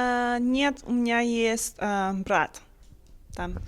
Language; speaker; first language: Russian; non-native, fluent; English